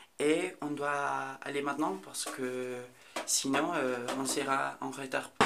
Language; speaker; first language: French; non-native, fluent; Spanish